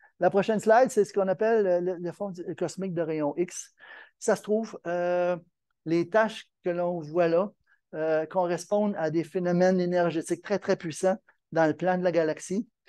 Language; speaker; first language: French; native; French